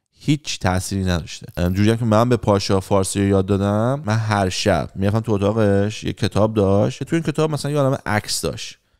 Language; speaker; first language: Persian; native; Persian